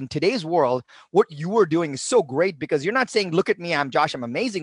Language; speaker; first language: English; non-native, local second language; Tamil